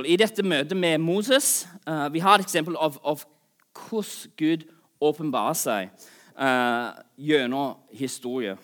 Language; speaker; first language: Norwegian; non-native, fluent; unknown